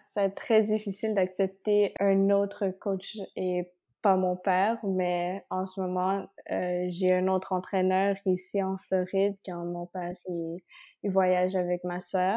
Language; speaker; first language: French; non-native, local second language; Spanish